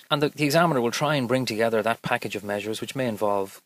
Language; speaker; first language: English; native; English